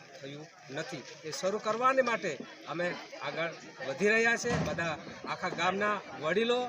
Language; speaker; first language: Gujarati; non-native, local second language; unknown